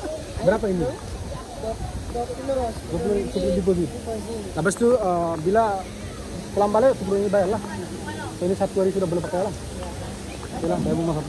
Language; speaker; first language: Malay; non-native, learner; Bangla